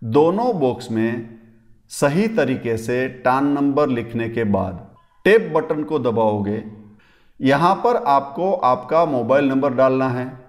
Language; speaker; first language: Hindi; non-native, local second language; Gujarati